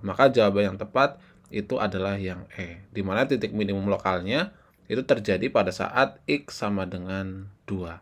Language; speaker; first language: Indonesian; native; Indonesian